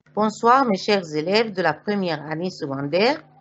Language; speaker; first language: French; non-native, fluent; Arabic